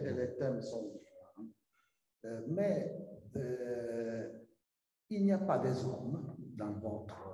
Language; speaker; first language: French; non-native, learner; Italian